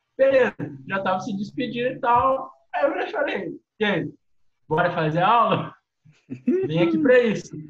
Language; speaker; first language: Portuguese; native; Portuguese